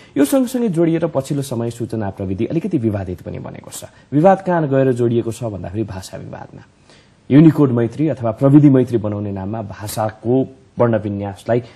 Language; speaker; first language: Nepali; native; Nepali